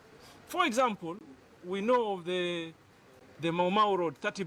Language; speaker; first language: English; non-native, local second language; Swahili